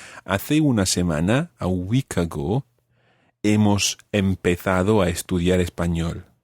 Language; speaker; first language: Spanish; non-native, fluent; English